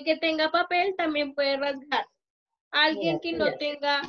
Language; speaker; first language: Spanish; native; Spanish